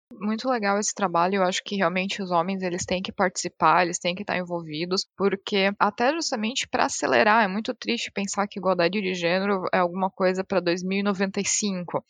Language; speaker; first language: Portuguese; native; Portuguese